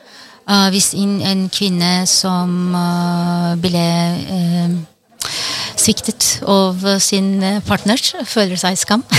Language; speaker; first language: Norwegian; non-native, fluent; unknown